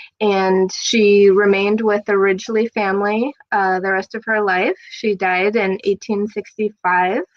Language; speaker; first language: English; native; English